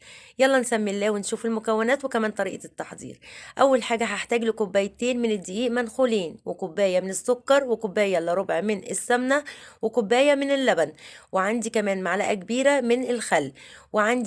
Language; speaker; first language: Arabic; native; Arabic